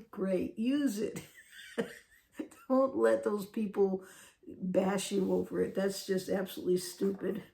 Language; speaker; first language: English; native; English